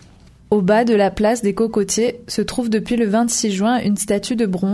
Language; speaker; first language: French; native; French